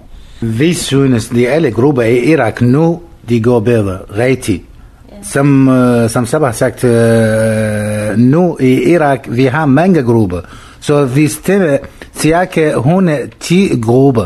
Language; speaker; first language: Danish; non-native, learner; Arabic